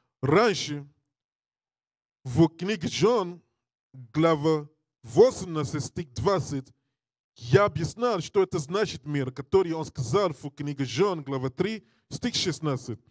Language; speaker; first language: Russian; non-native, learner; English